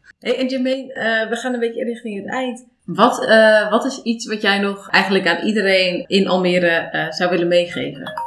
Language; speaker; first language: Dutch; native; Dutch